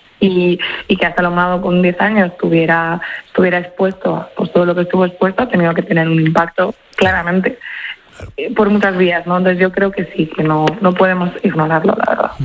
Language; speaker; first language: Spanish; native; Spanish